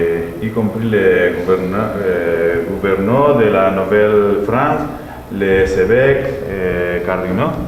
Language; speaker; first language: French; non-native, learner; Spanish